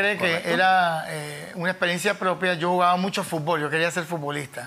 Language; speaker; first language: Spanish; native; Spanish